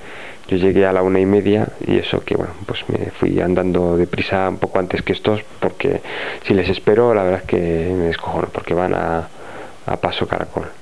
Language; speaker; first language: Spanish; native; Spanish